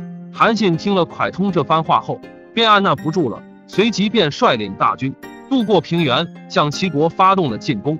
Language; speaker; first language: Chinese; native; Chinese